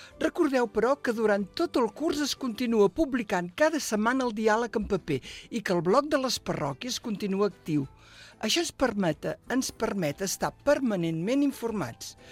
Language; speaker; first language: Catalan; native; Catalan